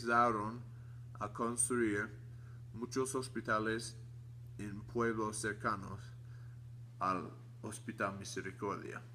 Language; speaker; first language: Spanish; non-native, learner; English